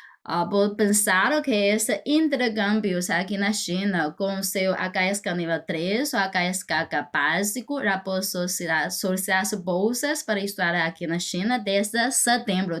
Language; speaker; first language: Portuguese; non-native, fluent; Chinese